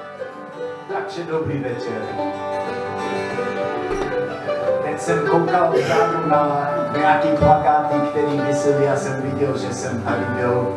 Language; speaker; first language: Czech; non-native, learner; English